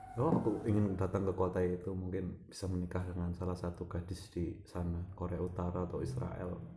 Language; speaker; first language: Indonesian; non-native, local second language; Javanese